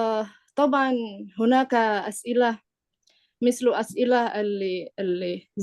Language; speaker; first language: Arabic; non-native, learner; Indonesian